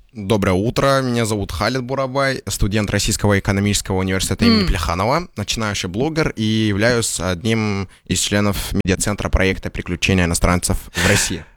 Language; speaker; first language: Russian; non-native, fluent; Arabic